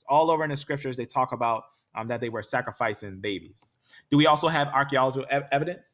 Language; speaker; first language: English; native; English